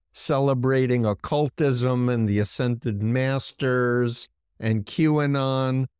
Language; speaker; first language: English; native; English